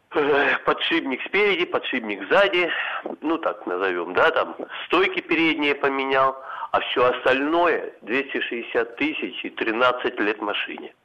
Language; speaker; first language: Russian; native; Russian